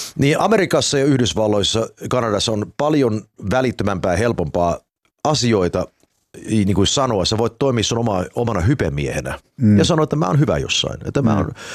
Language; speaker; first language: Finnish; early bilingual, heritage; Finnish